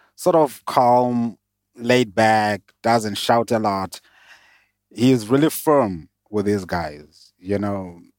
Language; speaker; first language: English; non-native, local second language; Shona